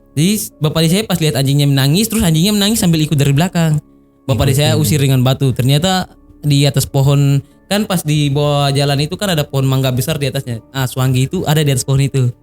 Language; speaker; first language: Indonesian; native; Indonesian